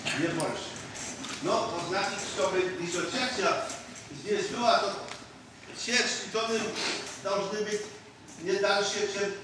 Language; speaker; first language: Russian; non-native, fluent; Polish